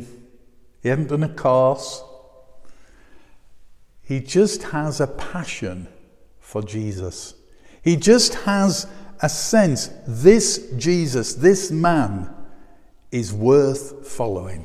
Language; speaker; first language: English; native; English